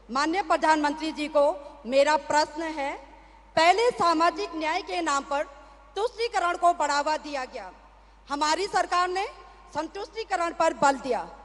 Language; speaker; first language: Hindi; native; Hindi